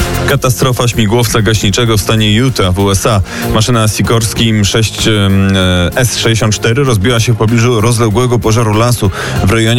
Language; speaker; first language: Polish; native; Polish